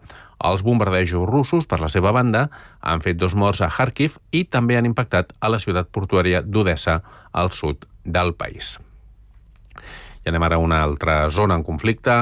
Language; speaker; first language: Catalan; native; Catalan